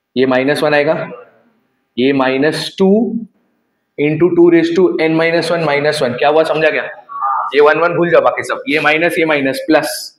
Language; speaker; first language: Hindi; native; Hindi